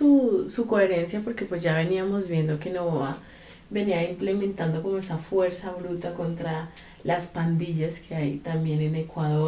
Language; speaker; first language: Spanish; native; Spanish